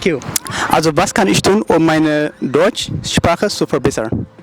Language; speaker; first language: German; non-native, learner; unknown